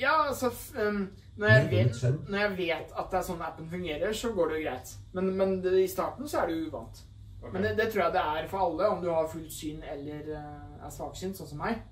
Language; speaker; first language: Norwegian; native; Norwegian